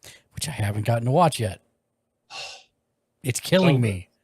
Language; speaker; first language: English; native; English